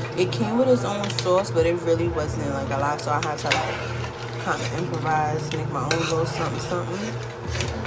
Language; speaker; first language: English; native; English